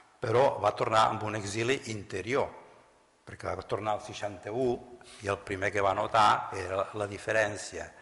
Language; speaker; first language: Catalan; native; Catalan